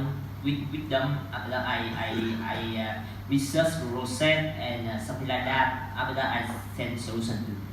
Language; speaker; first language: English; non-native, learner; Vietnamese